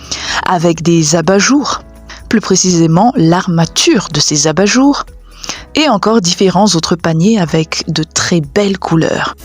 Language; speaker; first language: French; non-native, local second language; Malagasy